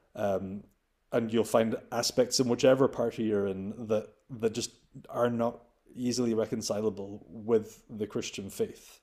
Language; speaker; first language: English; native; English